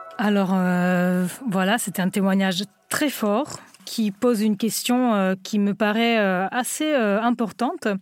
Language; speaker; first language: French; non-native, fluent; Italian